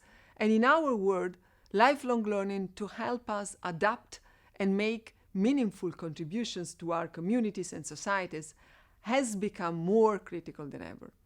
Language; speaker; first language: English; non-native, fluent; Italian